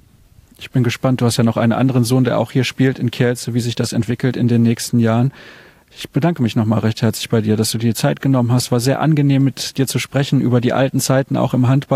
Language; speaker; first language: German; native; German